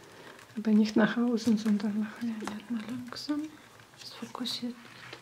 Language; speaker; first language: German; non-native, learner; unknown